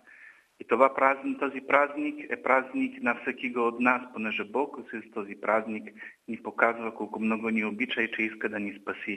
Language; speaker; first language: Bulgarian; non-native, fluent; Polish